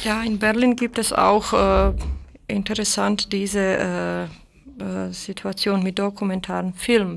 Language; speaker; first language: German; non-native, learner; Bosnian